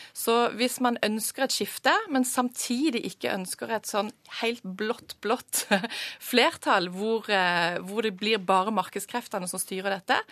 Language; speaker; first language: Norwegian; native; Norwegian